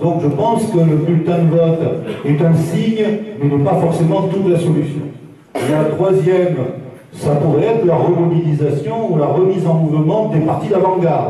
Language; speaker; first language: French; native; French